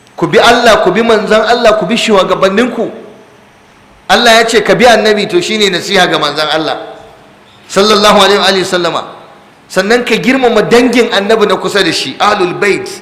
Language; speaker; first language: Hausa; non-native, local second language; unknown